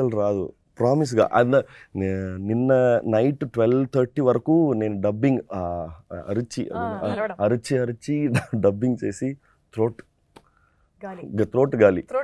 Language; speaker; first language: Telugu; non-native, fluent; Tamil